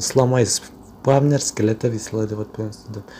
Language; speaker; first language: Russian; non-native, local second language; Kazakh